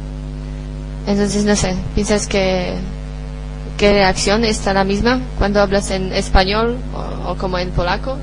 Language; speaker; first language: Spanish; non-native, learner; Polish